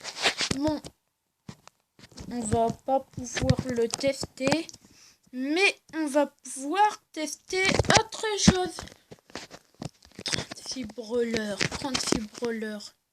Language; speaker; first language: French; native; French